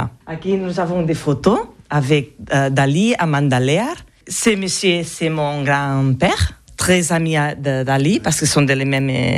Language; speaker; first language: French; non-native, learner; Catalan